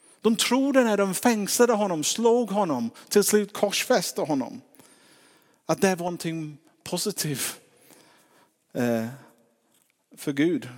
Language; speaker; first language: Swedish; non-native, fluent; English